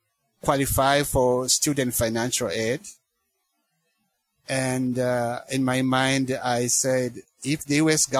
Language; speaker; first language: English; non-native, local second language; Kinyarwanda